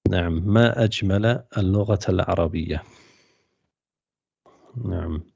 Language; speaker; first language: Arabic; non-native, fluent; English